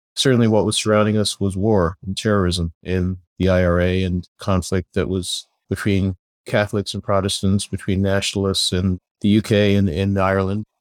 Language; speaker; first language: English; native; English